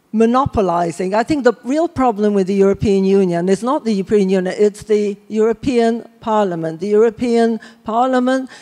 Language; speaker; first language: English; native; English